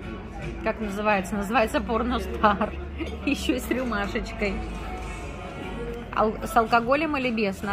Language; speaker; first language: Russian; native; Russian